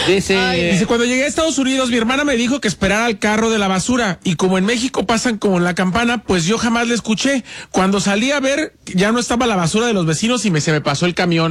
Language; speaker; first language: Spanish; native; Spanish